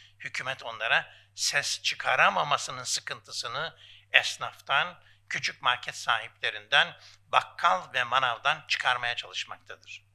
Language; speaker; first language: Turkish; native; Turkish